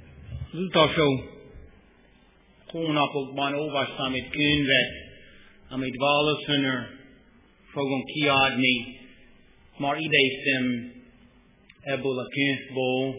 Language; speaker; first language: Hungarian; non-native, fluent; English